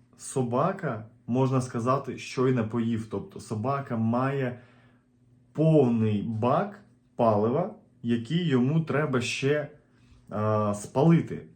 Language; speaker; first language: Ukrainian; native; Ukrainian